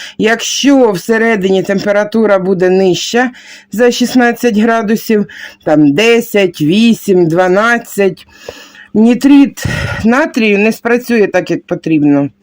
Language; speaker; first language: Ukrainian; non-native, local second language; Russian